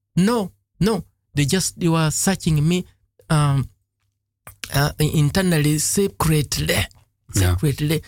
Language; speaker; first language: English; non-native, local second language; Ganda